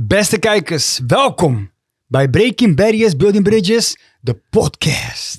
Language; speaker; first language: Dutch; early bilingual, other home language; Tigrinya